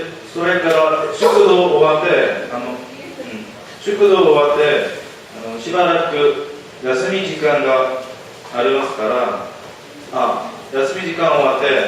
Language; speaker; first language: Japanese; non-native, learner; Korean